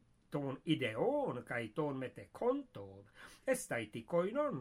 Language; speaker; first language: Greek; non-native, fluent; English